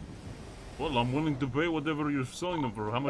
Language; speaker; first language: English; native; English